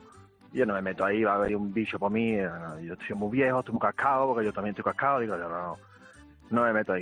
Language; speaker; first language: Spanish; native; Spanish